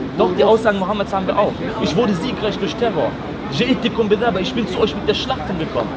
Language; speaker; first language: German; non-native, fluent; Persian